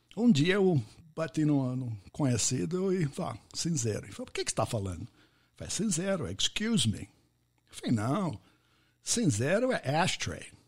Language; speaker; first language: Portuguese; non-native, fluent; English